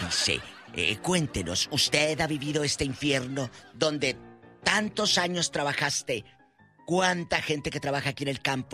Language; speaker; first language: Spanish; native; Spanish